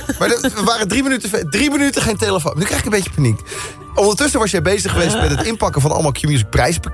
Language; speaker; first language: Dutch; native; Dutch